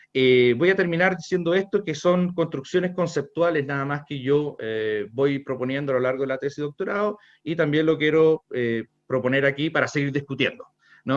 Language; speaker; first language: Spanish; native; Spanish